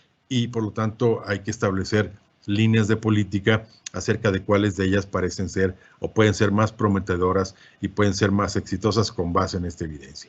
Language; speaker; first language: Spanish; native; Spanish